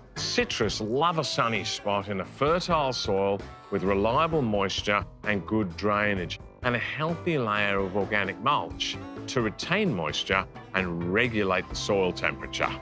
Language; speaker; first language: English; native; English